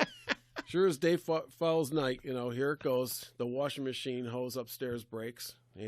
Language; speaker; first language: English; native; English